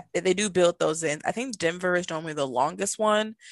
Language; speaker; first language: English; native; English